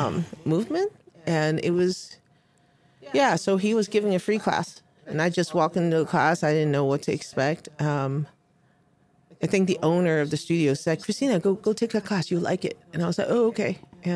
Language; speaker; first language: English; non-native, local second language; Cantonese